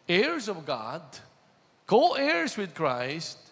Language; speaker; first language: English; non-native, local second language; Filipino